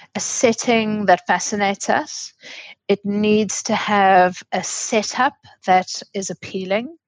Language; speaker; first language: English; native; English